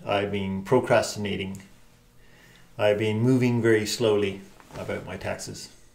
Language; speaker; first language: English; native; English